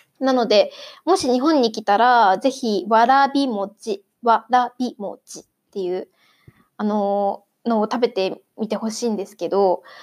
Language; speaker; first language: Japanese; native; Japanese